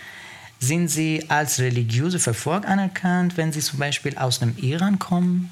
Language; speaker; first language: German; non-native, fluent; Persian